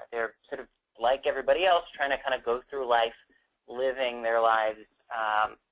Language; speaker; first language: English; native; English